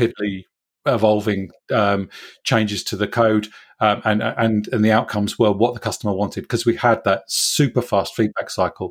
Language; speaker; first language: English; native; English